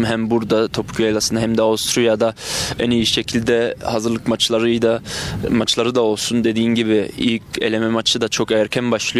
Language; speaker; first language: Turkish; early bilingual, other home language; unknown